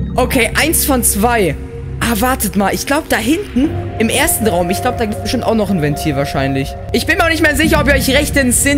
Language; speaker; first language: German; native; German